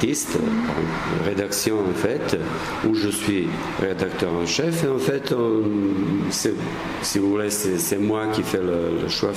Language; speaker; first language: French; non-native, fluent; Serbian